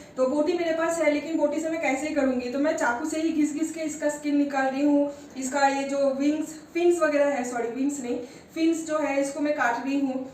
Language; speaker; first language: Hindi; non-native, local second language; Bangla